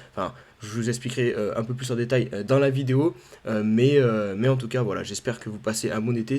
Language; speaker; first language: French; native; French